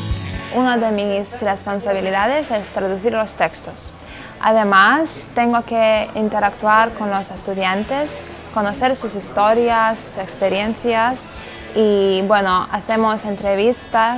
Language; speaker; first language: Spanish; non-native, fluent; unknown